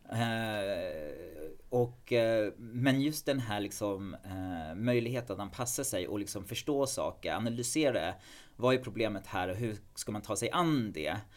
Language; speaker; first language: Swedish; non-native, fluent; English